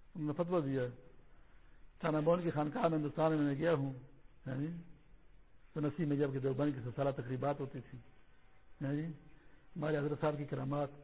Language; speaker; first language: Urdu; non-native, local second language; Pashto